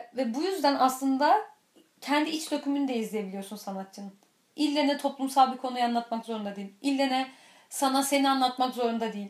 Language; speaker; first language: Turkish; native; Turkish